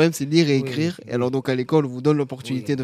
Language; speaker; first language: French; native; French